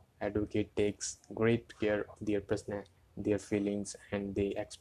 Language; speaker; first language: English; non-native, local second language; Hindi